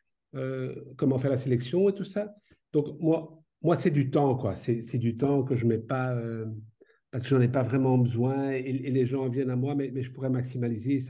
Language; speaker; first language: French; native; French